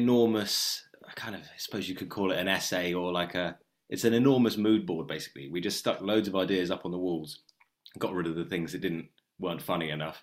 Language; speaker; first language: English; native; English